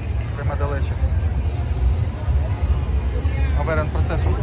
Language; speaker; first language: Spanish; non-native, learner; Russian